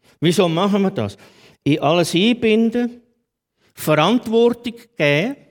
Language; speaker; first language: German; native; German